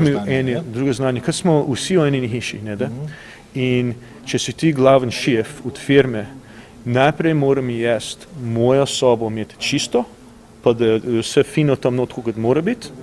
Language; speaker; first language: Slovenian; early bilingual, heritage; English